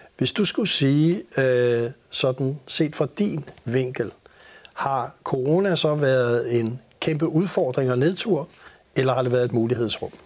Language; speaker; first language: Danish; native; Danish